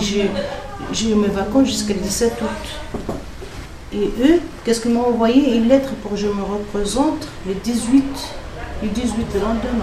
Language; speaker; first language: French; non-native, learner; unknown